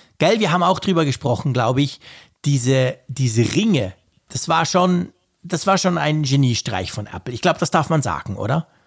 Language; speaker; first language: German; native; German